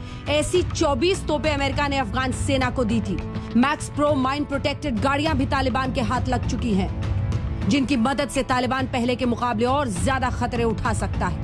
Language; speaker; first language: Hindi; native; Hindi